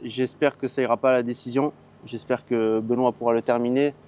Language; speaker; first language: French; native; French